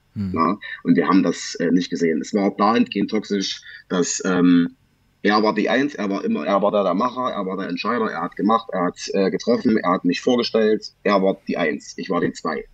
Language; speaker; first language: German; native; German